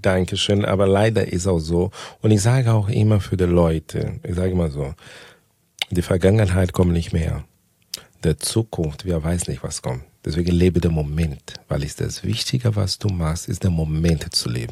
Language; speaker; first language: German; non-native, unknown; Portuguese